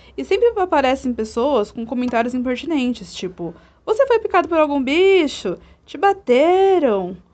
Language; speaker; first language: Portuguese; native; Portuguese